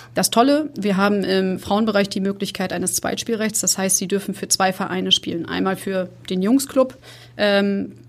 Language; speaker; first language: German; native; German